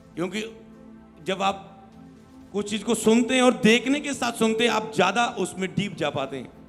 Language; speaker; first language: Hindi; non-native, local second language; Punjabi